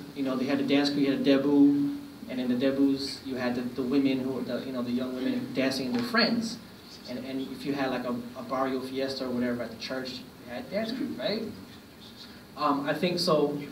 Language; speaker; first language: English; native; English